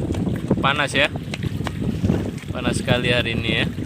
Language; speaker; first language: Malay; non-native, local second language; Javanese